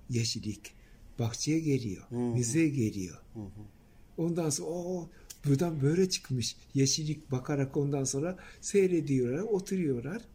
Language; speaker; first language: Turkish; non-native, fluent; Japanese